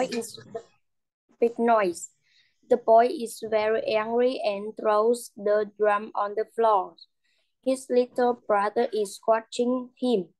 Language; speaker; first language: English; non-native, learner; Vietnamese